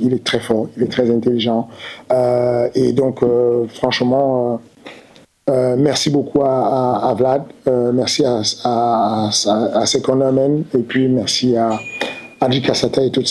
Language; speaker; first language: French; native; French